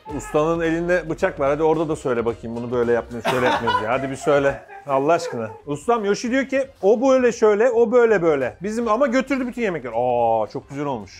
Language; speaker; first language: Turkish; native; Turkish